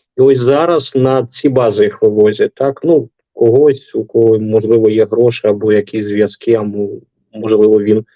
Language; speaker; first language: Ukrainian; non-native, local second language; Russian